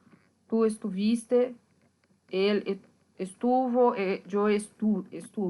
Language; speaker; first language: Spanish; non-native, fluent; Portuguese